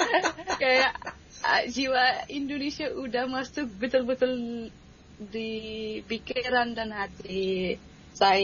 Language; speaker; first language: Indonesian; non-native, fluent; Arabic